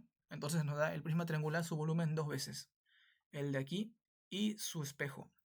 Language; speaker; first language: Spanish; native; Spanish